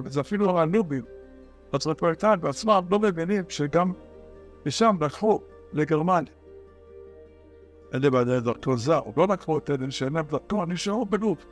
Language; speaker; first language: Hebrew; early bilingual, other home language; Arabic